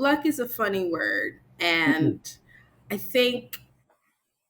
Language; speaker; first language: English; native; English